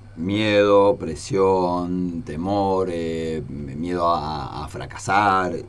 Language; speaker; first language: Spanish; native; Spanish